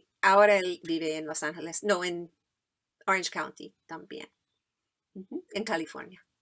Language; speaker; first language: Spanish; non-native, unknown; English